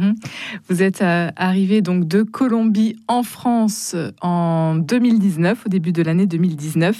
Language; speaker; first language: French; native; French